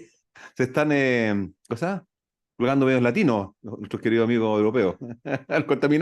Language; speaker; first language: Spanish; native; Spanish